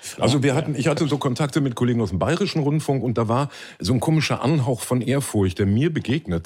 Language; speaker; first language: German; native; German